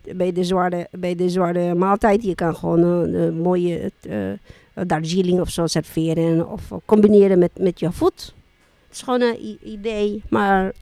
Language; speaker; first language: Dutch; non-native, fluent; Spanish